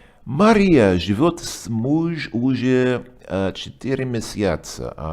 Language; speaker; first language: Russian; non-native, learner; English